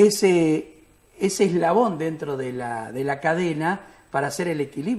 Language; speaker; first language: Spanish; native; Spanish